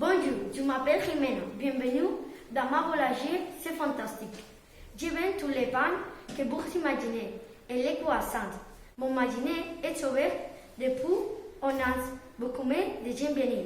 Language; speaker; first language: French; non-native, learner; Spanish